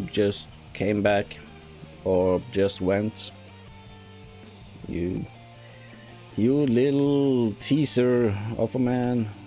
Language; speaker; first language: English; non-native, fluent; Norwegian